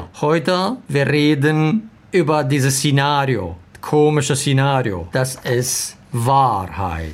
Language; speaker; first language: German; non-native, learner; Arabic